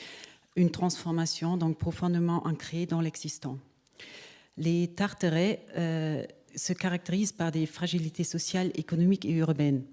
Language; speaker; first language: French; native; French